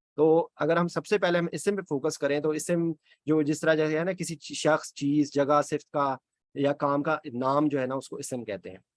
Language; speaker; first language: Urdu; native; Urdu